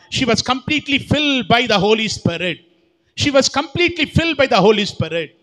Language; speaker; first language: English; non-native, local second language; Tamil